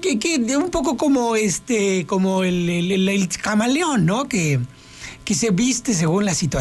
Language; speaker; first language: Spanish; native; Spanish